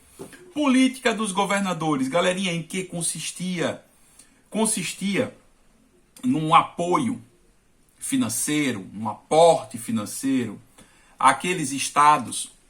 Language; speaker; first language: Portuguese; native; Portuguese